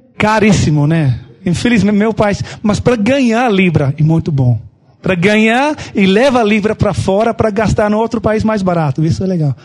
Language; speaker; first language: Portuguese; non-native, fluent; English